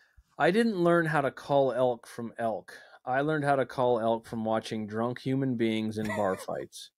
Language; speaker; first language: English; native; English